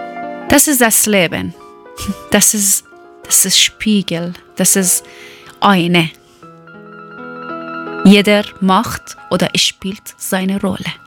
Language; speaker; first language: German; non-native, learner; Persian